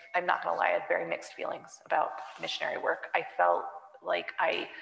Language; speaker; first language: English; native; English